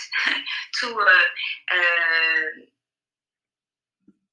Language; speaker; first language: English; non-native, learner; French